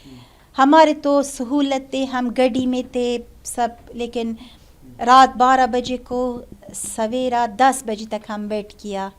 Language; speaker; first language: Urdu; non-native, fluent; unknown